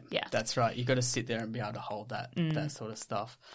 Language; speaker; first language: English; native; English